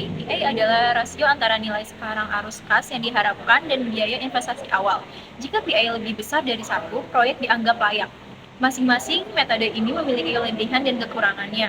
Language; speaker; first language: Indonesian; native; Indonesian